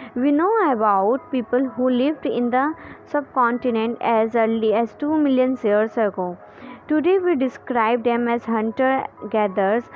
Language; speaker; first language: English; non-native, local second language; Hindi